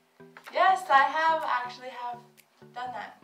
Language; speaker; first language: English; native; English